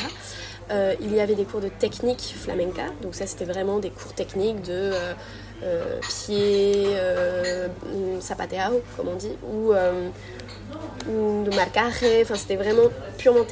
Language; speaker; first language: French; native; French